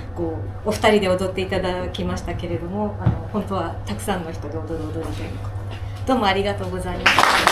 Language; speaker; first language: Japanese; native; Japanese